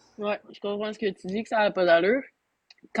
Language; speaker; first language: French; native; French